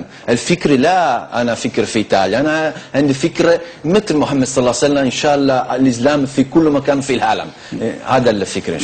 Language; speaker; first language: Arabic; non-native, learner; Italian